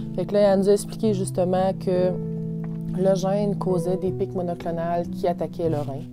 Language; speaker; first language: French; native; French